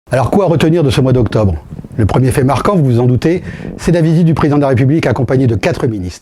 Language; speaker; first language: French; native; French